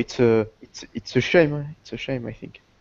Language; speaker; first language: English; non-native, learner; Portuguese